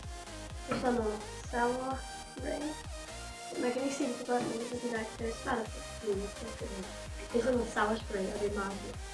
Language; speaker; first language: Danish; early bilingual, other home language; German